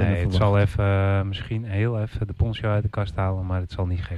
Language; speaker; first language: Dutch; native; Dutch